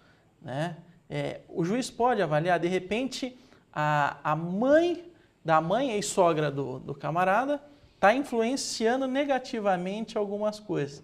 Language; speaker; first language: Portuguese; native; Portuguese